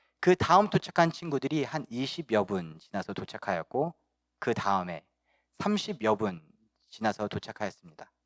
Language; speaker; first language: Korean; early bilingual, heritage; Korean